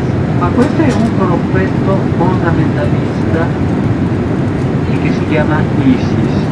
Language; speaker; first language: Italian; non-native, fluent; Spanish